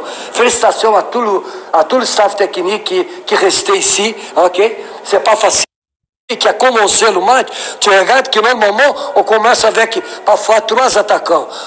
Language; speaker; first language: French; non-native, learner; Portuguese